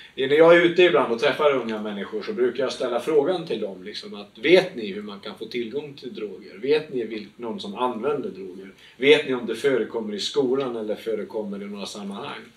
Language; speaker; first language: Swedish; native; Swedish